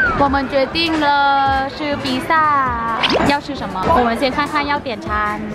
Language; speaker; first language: Chinese; non-native, fluent; Thai